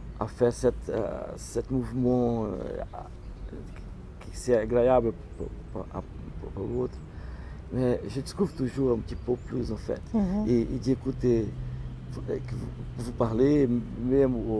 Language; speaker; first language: French; non-native, learner; Portuguese